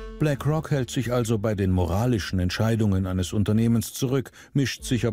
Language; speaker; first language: German; native; German